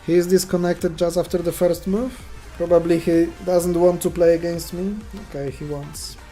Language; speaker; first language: English; non-native, fluent; Polish